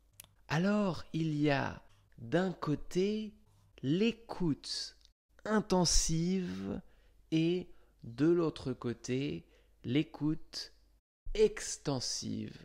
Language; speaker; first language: French; non-native, fluent; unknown